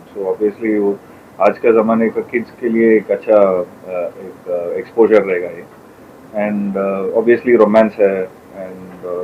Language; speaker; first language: Hindi; non-native, local second language; Tamil